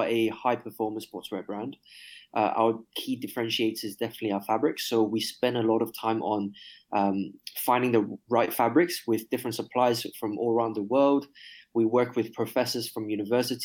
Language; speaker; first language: English; non-native, local second language; Cantonese